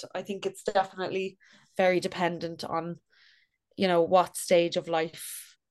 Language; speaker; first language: English; native; English